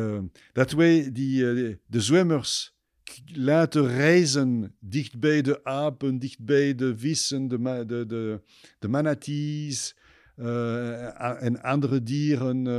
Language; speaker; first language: Dutch; non-native, fluent; French